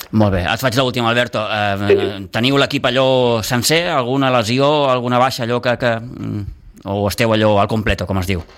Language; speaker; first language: Catalan; native; Catalan